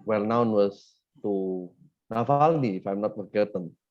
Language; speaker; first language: English; non-native, fluent; Indonesian